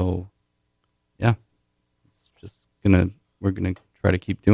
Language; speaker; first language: English; native; English